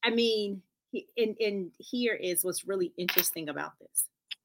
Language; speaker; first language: English; native; English